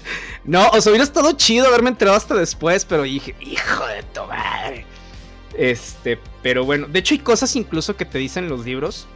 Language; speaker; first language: Spanish; native; Spanish